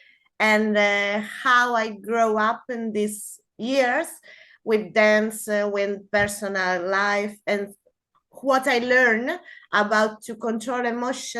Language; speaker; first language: English; non-native, learner; Spanish